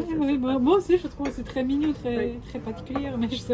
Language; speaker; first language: French; non-native, fluent; Chinese